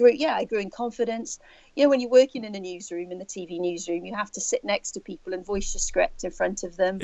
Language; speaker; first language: English; native; English